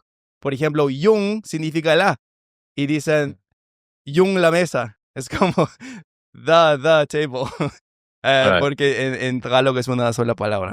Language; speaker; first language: Spanish; non-native, fluent; English